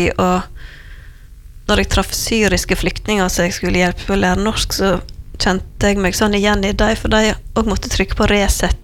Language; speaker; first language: Norwegian; native; Norwegian